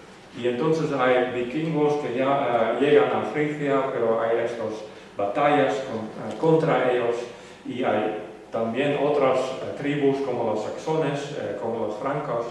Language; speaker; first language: Spanish; non-native, learner; Western Frisian